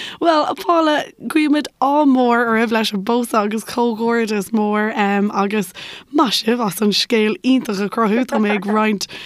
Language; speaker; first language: Irish; native; Irish